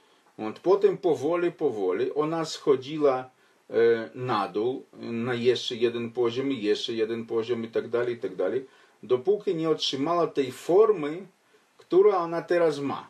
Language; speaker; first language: Polish; non-native, fluent; Ukrainian